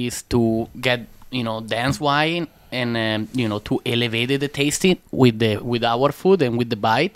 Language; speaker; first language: English; non-native, learner; Italian